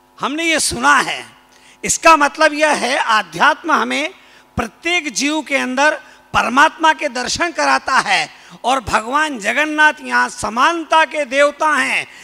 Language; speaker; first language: Hindi; native; Hindi